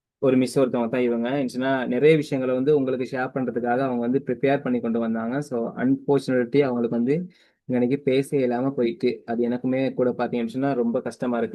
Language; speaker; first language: Tamil; native; Tamil